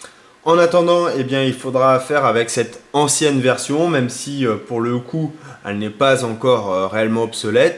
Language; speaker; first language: French; native; French